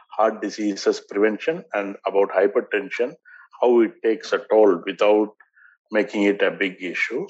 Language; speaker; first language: English; non-native, local second language; Tamil